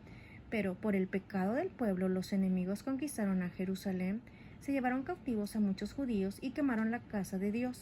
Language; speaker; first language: Spanish; native; Spanish